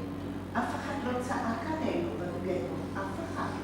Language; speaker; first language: Hebrew; non-native, fluent; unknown